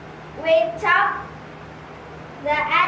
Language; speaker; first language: English; non-native, learner; Vietnamese